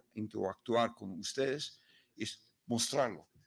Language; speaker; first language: Spanish; non-native, fluent; Dutch